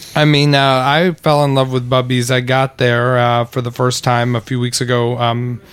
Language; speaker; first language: English; native; English